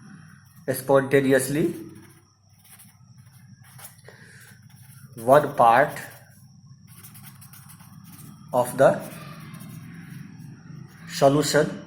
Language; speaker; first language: English; non-native, local second language; Hindi